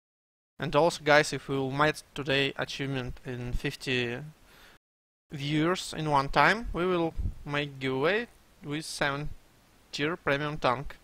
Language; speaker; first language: English; non-native, learner; Russian